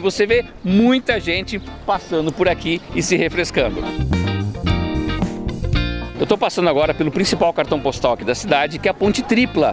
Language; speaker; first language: Portuguese; native; Portuguese